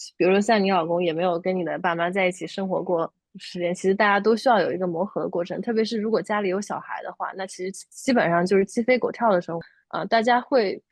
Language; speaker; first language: Chinese; native; Chinese